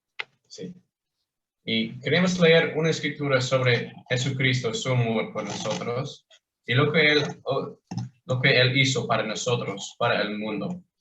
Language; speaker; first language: Spanish; non-native, fluent; English